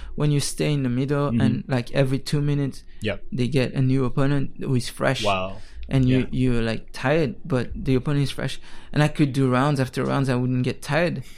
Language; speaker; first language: English; non-native, fluent; French